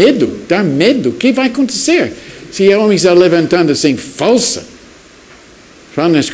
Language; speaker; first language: Portuguese; non-native, fluent; English